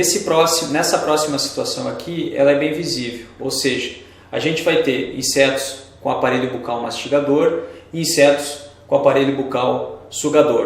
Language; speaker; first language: Portuguese; native; Portuguese